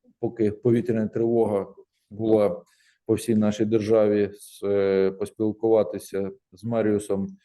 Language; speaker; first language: Ukrainian; native; Ukrainian